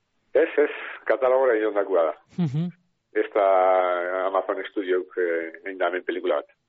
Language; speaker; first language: Basque; native; Basque